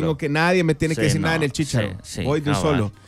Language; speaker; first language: Spanish; native; Spanish